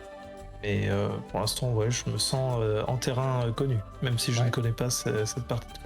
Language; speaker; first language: French; native; French